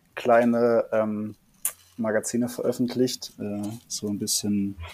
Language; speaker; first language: German; native; German